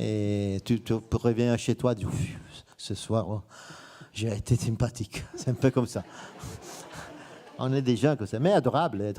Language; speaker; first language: French; non-native, fluent; Italian